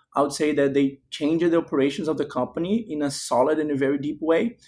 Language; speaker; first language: English; non-native, fluent; Portuguese